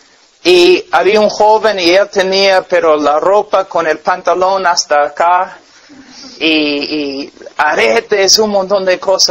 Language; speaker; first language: Spanish; non-native, fluent; English